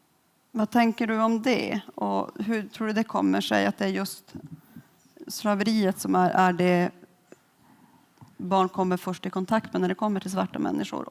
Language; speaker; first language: Swedish; native; Swedish